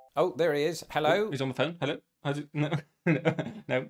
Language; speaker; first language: English; native; English